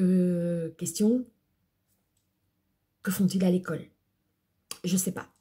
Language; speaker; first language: French; native; French